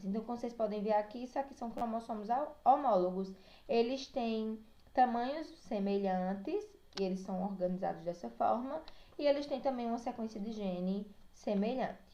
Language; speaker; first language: Portuguese; native; Portuguese